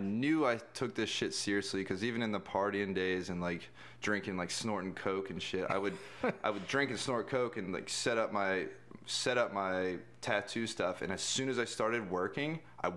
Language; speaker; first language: English; native; English